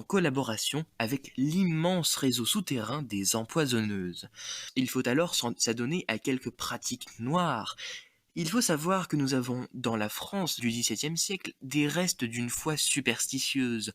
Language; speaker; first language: French; native; French